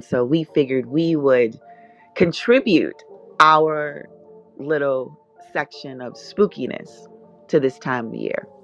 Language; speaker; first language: English; native; English